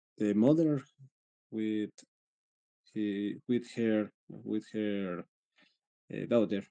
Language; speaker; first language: English; non-native, learner; Spanish